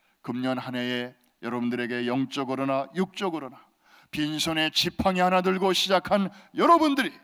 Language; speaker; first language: Korean; native; Korean